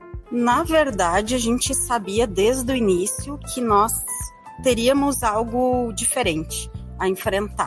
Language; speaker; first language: Portuguese; native; Portuguese